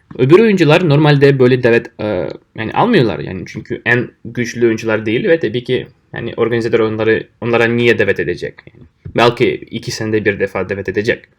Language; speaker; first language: Turkish; non-native, fluent; Russian